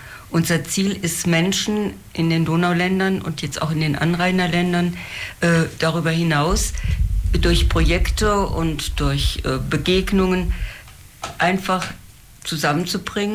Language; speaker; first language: German; native; German